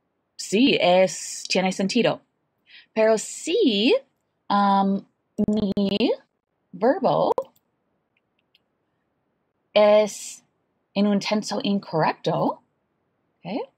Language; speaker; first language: Spanish; non-native, fluent; English